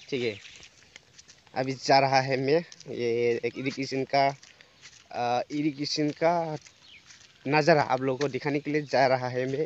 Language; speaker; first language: Hindi; non-native, local second language; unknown